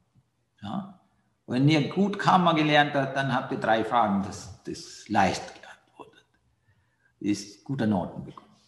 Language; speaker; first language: German; non-native, learner; Sinhala